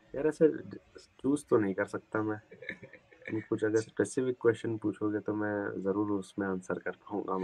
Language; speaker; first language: Hindi; non-native, local second language; Gujarati